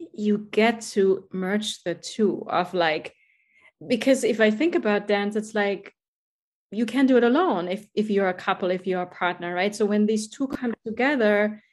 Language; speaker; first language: English; non-native, fluent; German